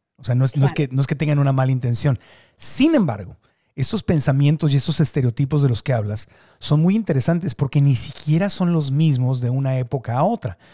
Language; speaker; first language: Spanish; native; Spanish